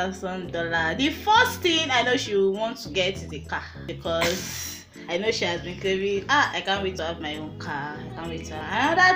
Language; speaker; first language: English; non-native, local second language; Yoruba